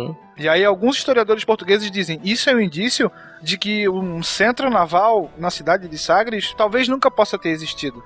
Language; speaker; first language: Portuguese; native; Portuguese